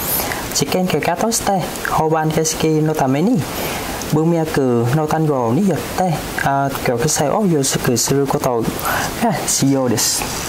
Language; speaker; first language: Japanese; non-native, fluent; Vietnamese